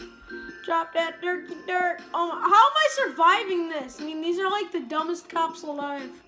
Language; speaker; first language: English; native; English